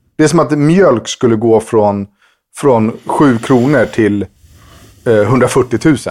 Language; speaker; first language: Swedish; early bilingual, other home language; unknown